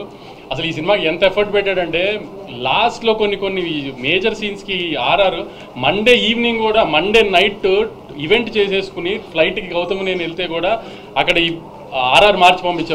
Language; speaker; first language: Telugu; native; Telugu